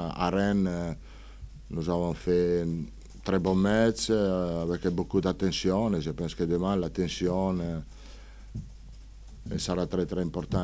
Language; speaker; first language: French; non-native, fluent; Italian